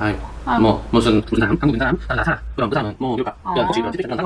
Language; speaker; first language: Korean; non-native, learner; Spanish